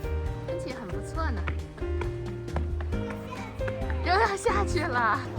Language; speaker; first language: Chinese; native; Chinese